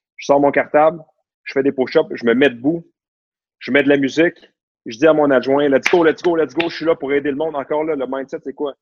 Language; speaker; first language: French; native; French